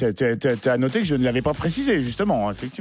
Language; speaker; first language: French; native; French